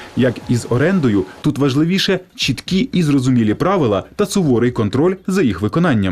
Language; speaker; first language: Ukrainian; native; Ukrainian